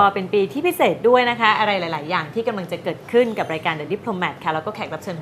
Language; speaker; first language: Thai; native; Thai